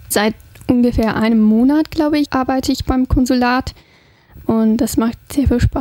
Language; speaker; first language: German; non-native, fluent; English